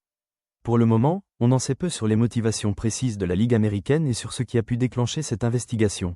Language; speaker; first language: French; native; French